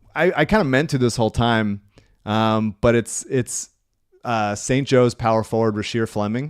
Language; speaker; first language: English; native; English